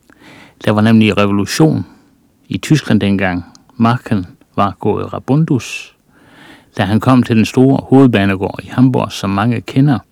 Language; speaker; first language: Danish; native; Danish